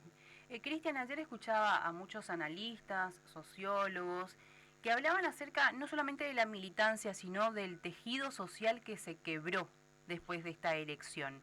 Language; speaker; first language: Spanish; native; Spanish